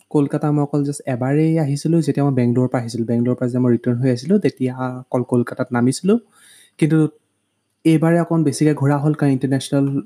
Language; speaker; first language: Assamese; native; Assamese